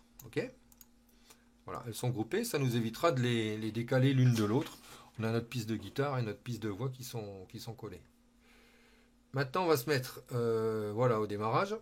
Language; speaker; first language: French; native; French